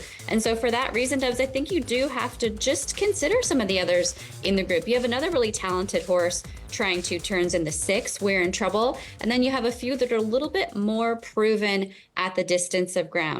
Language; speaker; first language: English; native; English